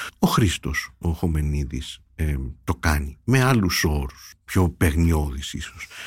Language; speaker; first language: Greek; early bilingual, heritage; Greek